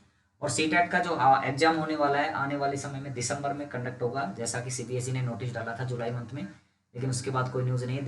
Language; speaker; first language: Hindi; native; Hindi